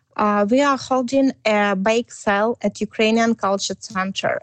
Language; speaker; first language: English; non-native, learner; Ukrainian